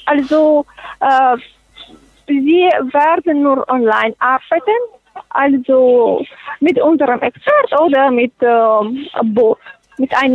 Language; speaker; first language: German; non-native, fluent; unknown